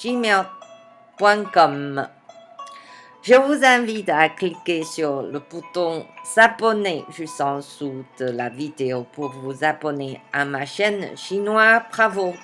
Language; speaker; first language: French; non-native, fluent; Chinese